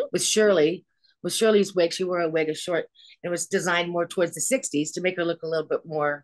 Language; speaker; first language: English; native; English